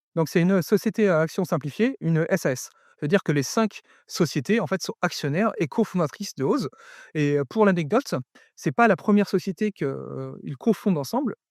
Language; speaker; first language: French; native; French